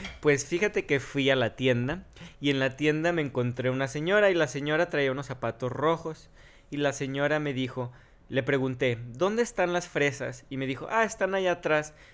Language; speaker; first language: Spanish; native; Spanish